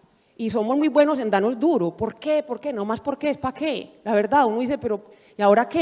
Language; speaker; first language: Spanish; native; Spanish